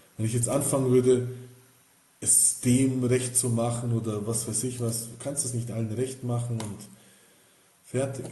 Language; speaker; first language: German; early bilingual, other home language; Bosnian